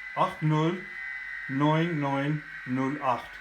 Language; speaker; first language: German; non-native, fluent; English